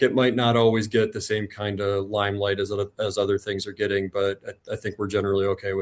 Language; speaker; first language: English; native; English